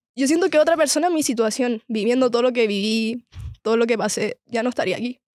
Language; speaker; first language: Spanish; native; Spanish